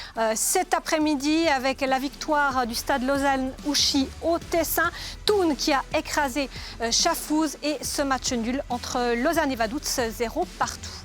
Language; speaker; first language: French; native; French